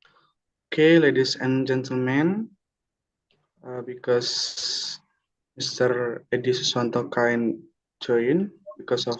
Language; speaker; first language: English; non-native, learner; Indonesian